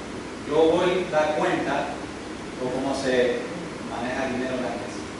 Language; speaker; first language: Spanish; early bilingual, heritage; English